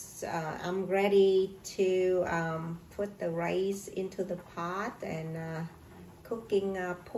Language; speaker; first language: English; non-native, learner; Vietnamese